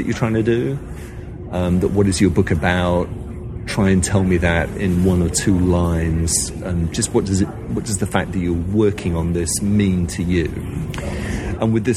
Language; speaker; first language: English; native; English